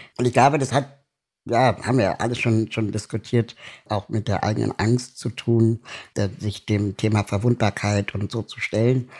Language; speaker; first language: German; native; German